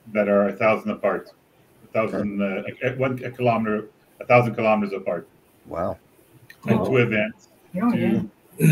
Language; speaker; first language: English; native; English